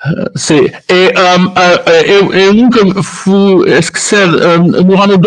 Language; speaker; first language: Portuguese; non-native, learner; Dutch